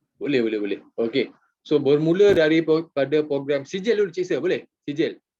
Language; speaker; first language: Malay; native; Malay